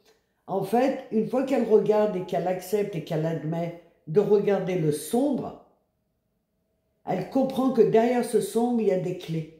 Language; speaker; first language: French; native; French